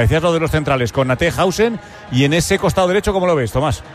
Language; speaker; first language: Spanish; native; Spanish